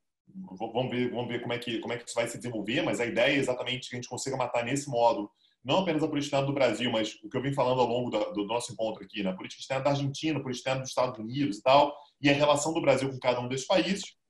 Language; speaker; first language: Portuguese; native; Portuguese